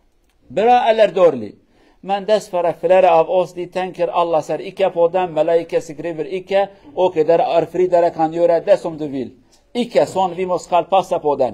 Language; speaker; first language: Norwegian; non-native, learner; Kurdish